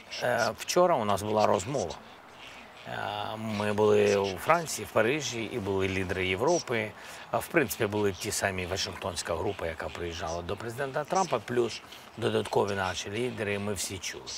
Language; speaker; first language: Ukrainian; non-native, local second language; Russian